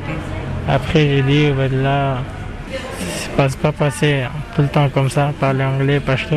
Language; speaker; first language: French; non-native, learner; Pashto